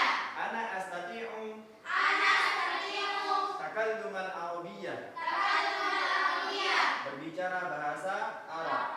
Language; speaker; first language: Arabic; non-native, fluent; Indonesian